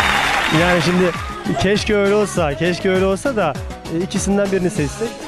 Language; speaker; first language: Turkish; native; Turkish